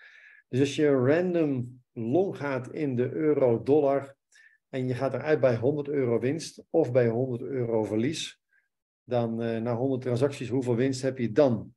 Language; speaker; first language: Dutch; native; Dutch